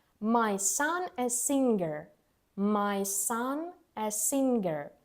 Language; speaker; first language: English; non-native, fluent; Ukrainian